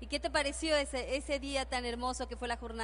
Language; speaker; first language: Spanish; native; Spanish